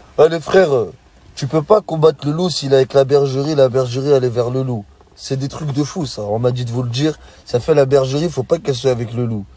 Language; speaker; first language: French; early bilingual, other home language; Arabic